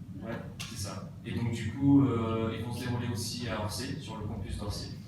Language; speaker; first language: French; native; French